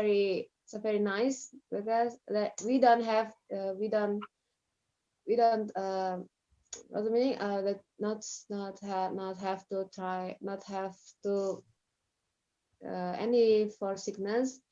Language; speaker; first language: English; non-native, learner; Indonesian